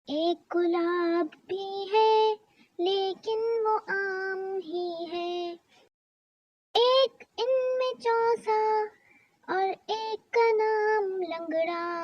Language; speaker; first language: Urdu; native; Urdu